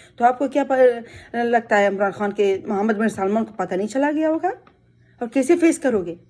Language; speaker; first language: Urdu; non-native, fluent; Pashto